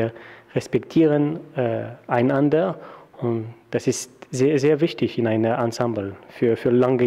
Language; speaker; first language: German; non-native, fluent; French